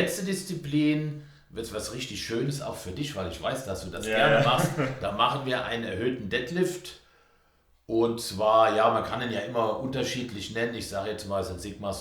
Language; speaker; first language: German; native; German